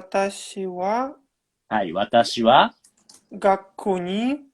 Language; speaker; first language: Japanese; non-native, learner; Russian